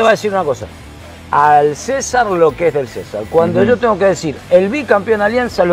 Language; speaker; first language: Spanish; native; Spanish